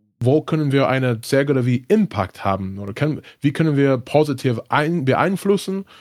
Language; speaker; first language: German; non-native, learner; English